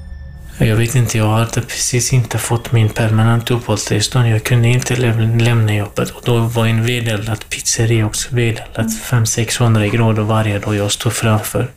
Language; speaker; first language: Swedish; non-native, learner; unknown